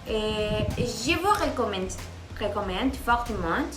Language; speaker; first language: French; non-native, learner; Spanish